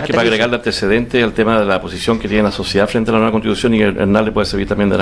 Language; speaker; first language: Spanish; native; Spanish